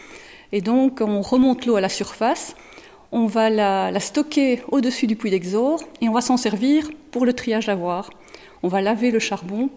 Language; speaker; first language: French; native; French